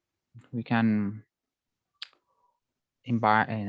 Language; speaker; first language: English; non-native, learner; Spanish